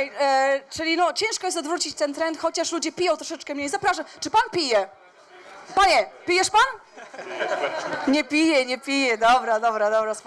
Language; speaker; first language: Polish; native; Polish